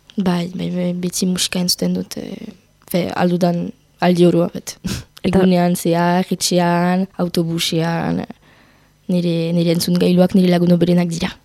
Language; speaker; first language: Basque; non-native, local second language; French